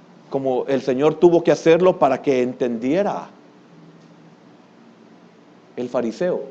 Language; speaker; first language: Spanish; native; Spanish